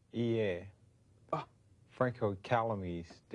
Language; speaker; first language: Japanese; non-native, learner; English